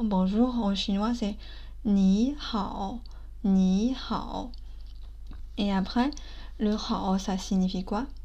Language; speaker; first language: French; non-native, fluent; Chinese